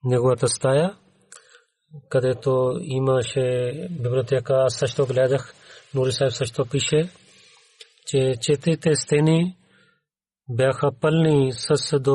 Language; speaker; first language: Bulgarian; non-native, learner; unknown